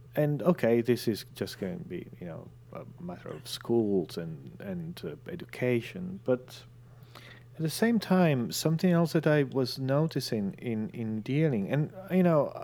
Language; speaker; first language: English; non-native, fluent; Italian